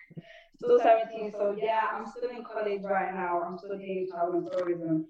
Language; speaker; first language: English; native; English